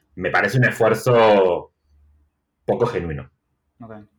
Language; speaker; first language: Spanish; native; Spanish